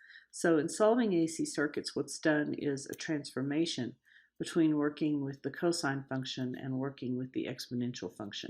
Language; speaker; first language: English; native; English